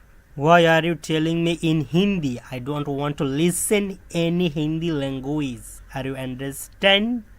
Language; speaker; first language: English; non-native, learner; Bangla